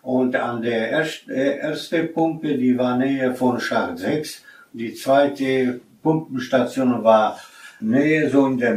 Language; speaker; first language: German; non-native, fluent; Polish